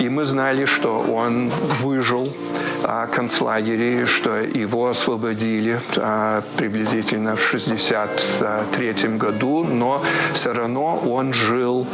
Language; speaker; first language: Russian; early bilingual, heritage; Russian